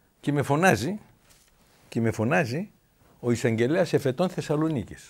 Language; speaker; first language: Greek; native; Greek